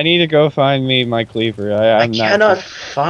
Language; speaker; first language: English; native; English